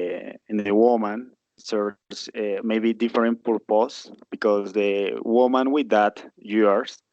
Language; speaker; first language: English; non-native, learner; Spanish